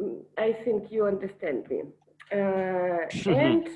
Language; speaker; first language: English; non-native, learner; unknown